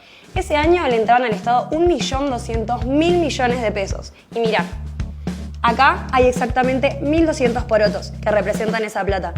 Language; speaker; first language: Spanish; native; Spanish